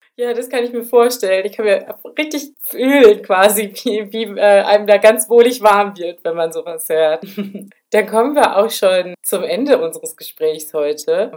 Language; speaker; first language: German; native; German